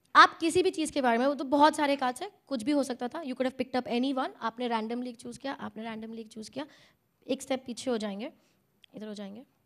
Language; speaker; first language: Hindi; native; Hindi